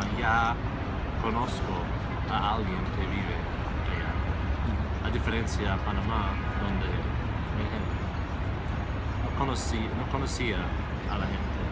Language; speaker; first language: Spanish; non-native, fluent; English